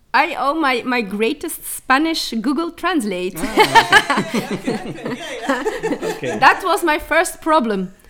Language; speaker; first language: English; early bilingual, heritage; English